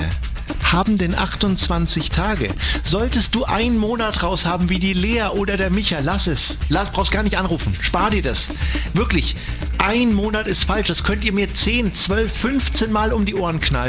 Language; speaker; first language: German; native; German